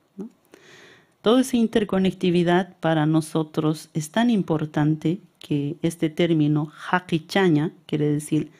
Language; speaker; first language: Spanish; native; Spanish